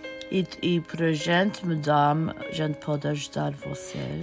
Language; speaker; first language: Portuguese; early bilingual, heritage; Portuguese